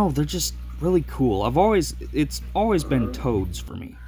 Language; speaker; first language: English; native; English